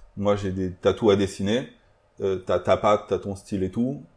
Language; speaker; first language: French; native; French